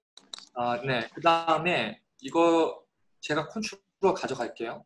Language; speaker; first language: Korean; native; Korean